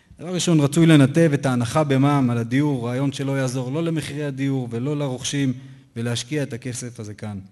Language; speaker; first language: Hebrew; native; Hebrew